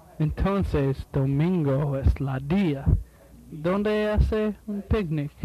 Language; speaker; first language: Spanish; non-native, learner; English